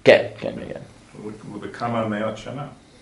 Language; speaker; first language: Hebrew; non-native, learner; English